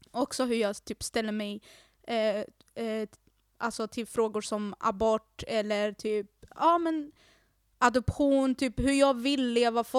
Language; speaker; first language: Swedish; native; Swedish